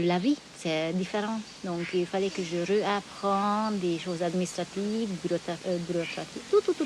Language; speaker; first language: French; non-native, fluent; Hungarian